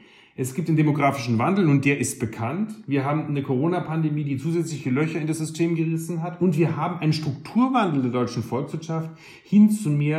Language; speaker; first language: German; native; German